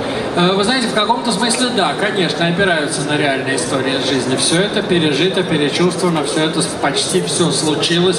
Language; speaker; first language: Russian; native; Russian